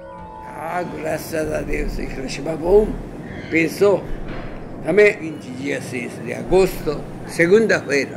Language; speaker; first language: Portuguese; non-native, learner; Japanese